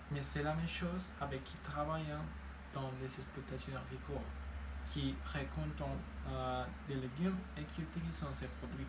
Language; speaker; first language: French; non-native, learner; Spanish